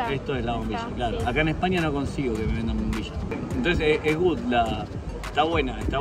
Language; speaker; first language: Spanish; native; Spanish